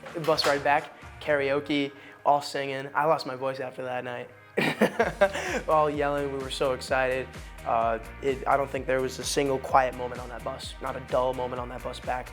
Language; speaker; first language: English; native; English